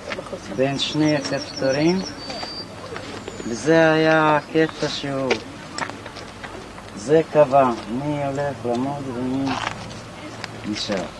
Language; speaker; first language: Hebrew; non-native, fluent; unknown